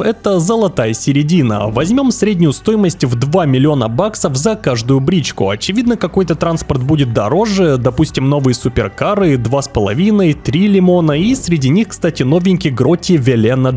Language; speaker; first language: Russian; native; Russian